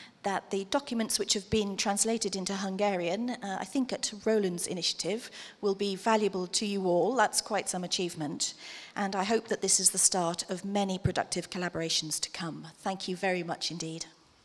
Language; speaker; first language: English; native; English